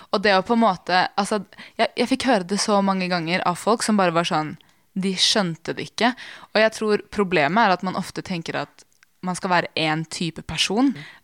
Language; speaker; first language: Norwegian; early bilingual, other home language; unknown